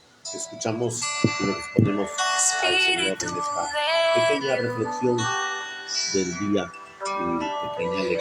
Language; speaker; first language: Spanish; native; Spanish